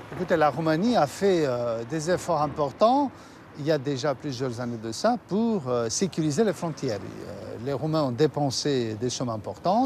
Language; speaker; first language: French; non-native, fluent; Romanian